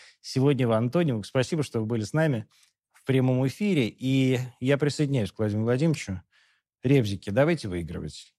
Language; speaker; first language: Russian; native; Russian